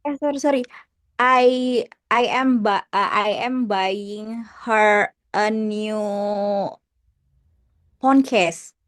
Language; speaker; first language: English; non-native, learner; Indonesian